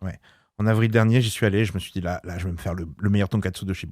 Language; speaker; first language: French; native; French